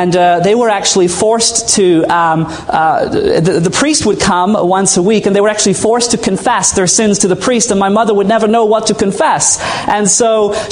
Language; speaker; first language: English; native; English